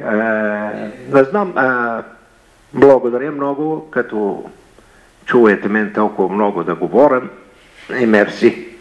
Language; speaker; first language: Bulgarian; non-native, learner; Arabic